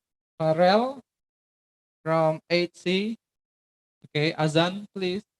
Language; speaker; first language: English; non-native, fluent; Indonesian